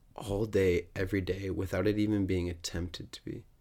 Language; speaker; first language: English; native; English